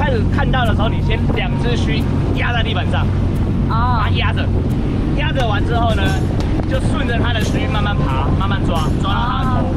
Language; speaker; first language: Chinese; native; Chinese